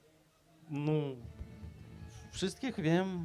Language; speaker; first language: Polish; non-native, fluent; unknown